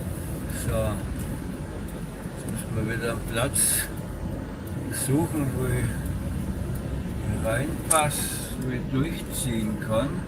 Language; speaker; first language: German; native; German